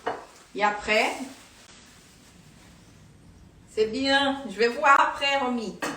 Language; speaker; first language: French; non-native, fluent; Portuguese